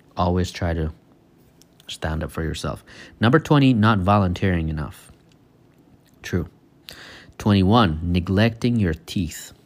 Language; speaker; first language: English; non-native, fluent; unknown